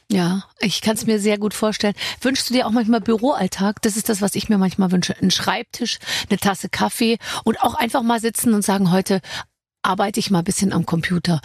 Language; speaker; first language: German; native; German